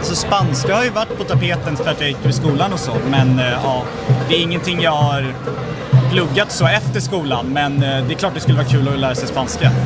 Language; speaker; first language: Swedish; native; Swedish